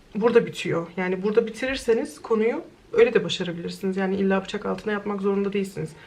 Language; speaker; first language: Turkish; early bilingual, heritage; Turkish